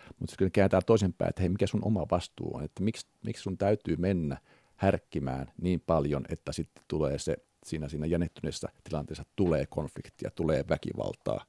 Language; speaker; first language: Finnish; native; Finnish